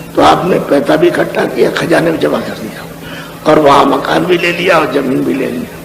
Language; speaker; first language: Hindi; native; Hindi